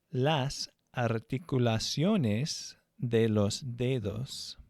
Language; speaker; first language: Spanish; non-native, fluent; English